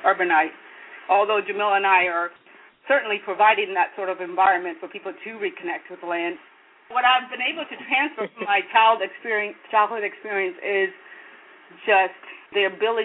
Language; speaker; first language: English; non-native, local second language; Kikuyu